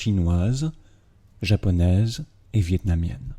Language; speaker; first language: French; native; French